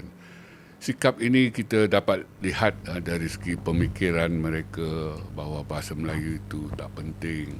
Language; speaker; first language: Malay; native; Malay